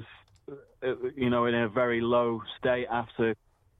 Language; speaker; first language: English; native; English